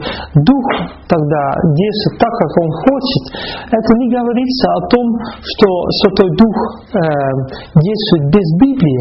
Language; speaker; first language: Russian; non-native, fluent; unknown